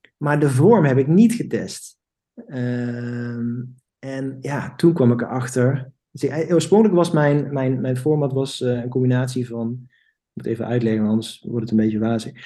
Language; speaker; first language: Dutch; native; Dutch